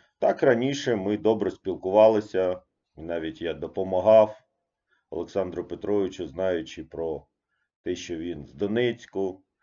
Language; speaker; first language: Ukrainian; non-native, local second language; Russian